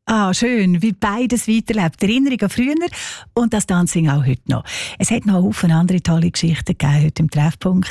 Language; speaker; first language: German; native; German